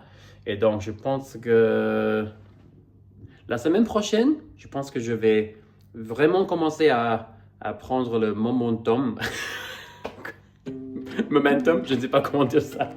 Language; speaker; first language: French; non-native, fluent; English